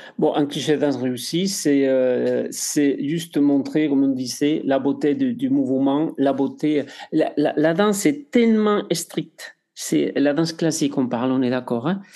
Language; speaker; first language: French; non-native, fluent; Spanish